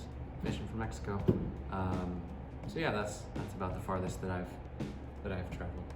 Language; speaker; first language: English; native; English